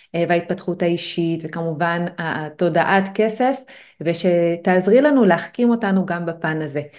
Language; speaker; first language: Hebrew; native; Hebrew